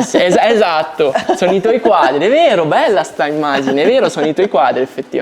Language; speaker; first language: Italian; native; Italian